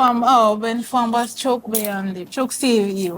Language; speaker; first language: Turkish; non-native, learner; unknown